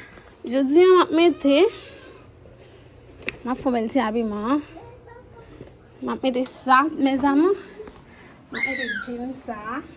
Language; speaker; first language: French; non-native, learner; Haitian Creole